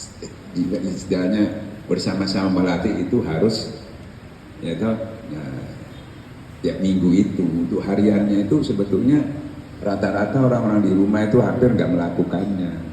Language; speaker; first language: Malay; non-native, local second language; Javanese